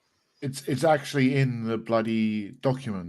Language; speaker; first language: English; native; English